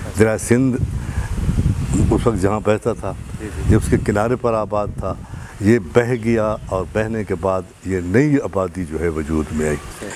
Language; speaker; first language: Urdu; non-native, local second language; Saraiki